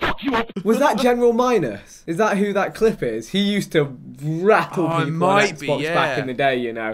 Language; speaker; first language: English; native; English